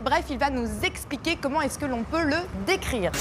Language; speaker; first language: French; native; French